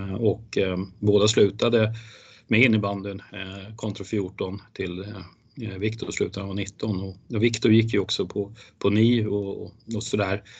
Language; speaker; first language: Swedish; native; Swedish